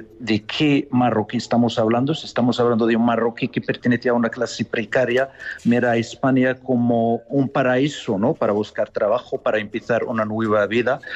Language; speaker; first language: Spanish; non-native, fluent; Arabic